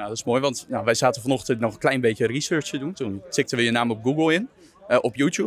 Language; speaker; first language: Dutch; native; Dutch